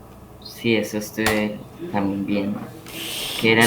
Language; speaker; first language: Spanish; native; Spanish